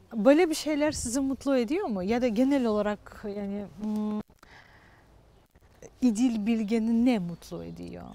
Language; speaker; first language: Turkish; non-native, fluent; Ukrainian